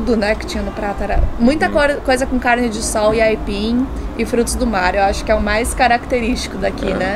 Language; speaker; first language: Portuguese; native; Portuguese